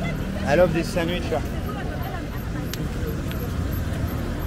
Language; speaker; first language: English; non-native, fluent; French